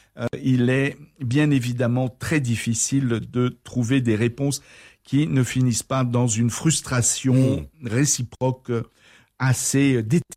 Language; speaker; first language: French; native; French